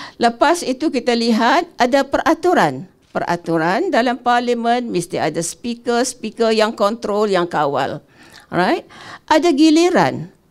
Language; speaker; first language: Malay; native; Malay